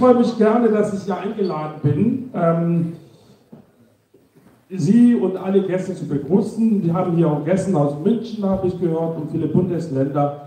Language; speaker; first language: German; non-native, fluent; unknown